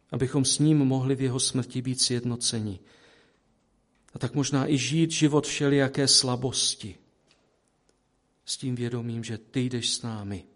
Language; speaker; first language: Czech; native; Czech